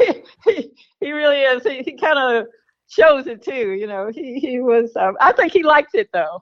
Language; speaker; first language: English; native; English